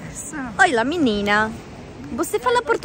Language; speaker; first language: Portuguese; early bilingual, heritage; Spanish